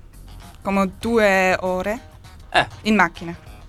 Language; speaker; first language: Italian; non-native, learner; German